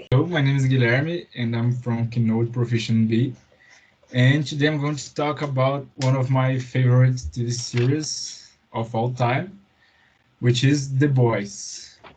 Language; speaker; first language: English; non-native, fluent; Portuguese